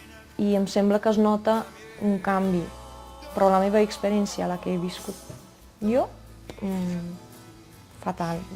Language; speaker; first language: Catalan; non-native, fluent; Romanian